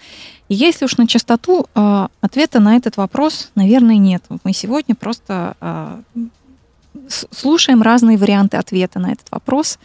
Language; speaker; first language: Russian; native; Russian